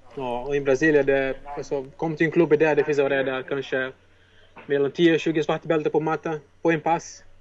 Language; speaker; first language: Swedish; non-native, fluent; Portuguese